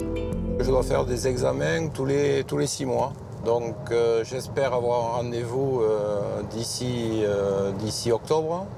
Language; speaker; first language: French; native; French